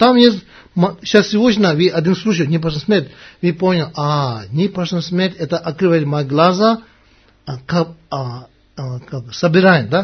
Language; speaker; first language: Russian; non-native, learner; Tibetan